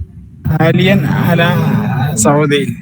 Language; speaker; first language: Arabic; non-native, learner; Malayalam